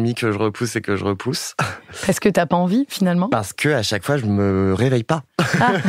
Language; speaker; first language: French; native; French